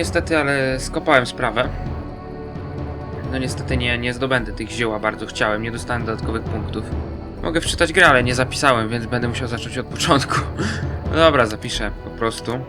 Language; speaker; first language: Polish; native; Polish